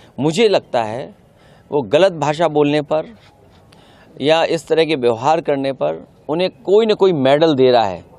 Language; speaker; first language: Hindi; native; Hindi